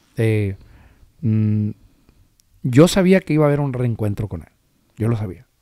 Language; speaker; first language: Spanish; early bilingual, heritage; Spanish